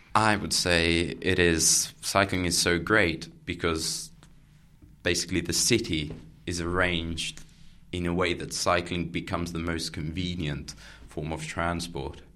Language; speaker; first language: English; non-native, fluent; Catalan